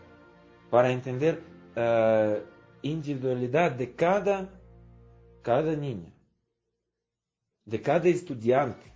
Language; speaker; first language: Spanish; non-native, fluent; Russian